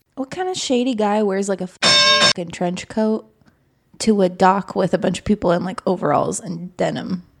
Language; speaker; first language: English; native; English